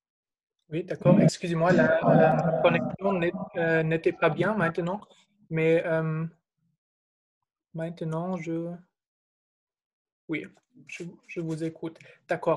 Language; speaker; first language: French; non-native, fluent; German